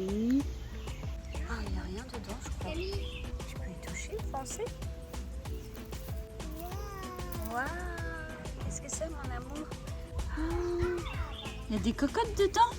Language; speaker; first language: French; native; French